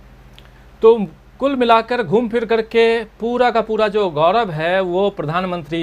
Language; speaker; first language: Hindi; native; Hindi